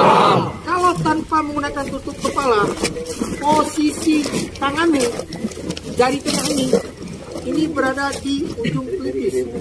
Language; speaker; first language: Indonesian; native; Indonesian